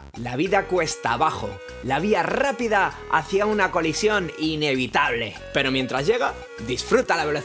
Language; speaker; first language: Spanish; native; Spanish